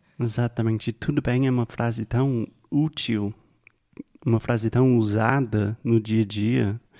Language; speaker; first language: Portuguese; non-native, fluent; English